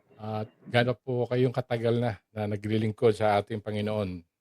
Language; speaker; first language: Filipino; native; Filipino